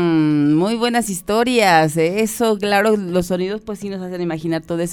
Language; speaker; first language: Spanish; native; Spanish